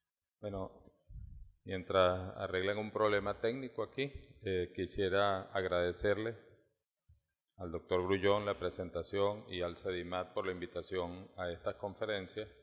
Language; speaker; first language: Spanish; native; Spanish